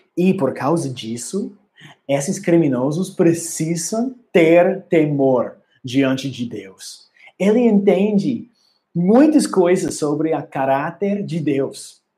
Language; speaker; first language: Portuguese; non-native, learner; English